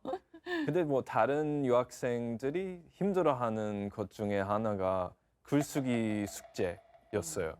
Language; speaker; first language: Korean; non-native, fluent; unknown